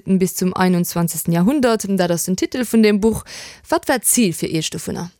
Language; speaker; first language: Luxembourgish; native; Luxembourgish